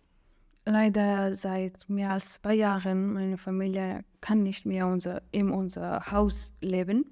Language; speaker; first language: German; non-native, learner; Persian